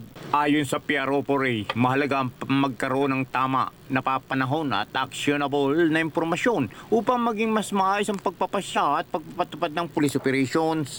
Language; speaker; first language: Filipino; native; Filipino